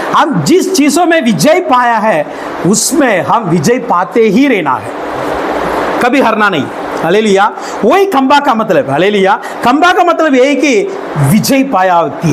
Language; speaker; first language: Hindi; non-native, local second language; Tamil